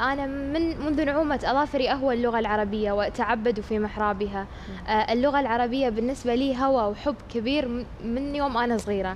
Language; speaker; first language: Arabic; native; Arabic